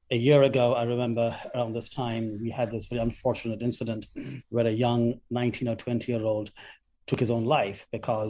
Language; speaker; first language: English; non-native, local second language; Bangla